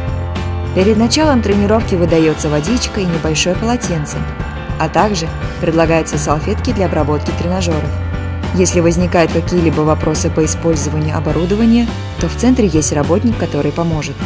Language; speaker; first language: Russian; native; Russian